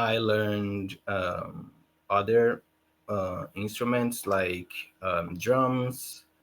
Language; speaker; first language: English; non-native, learner; Portuguese